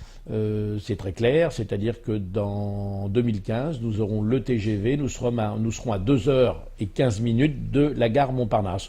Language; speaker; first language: French; native; French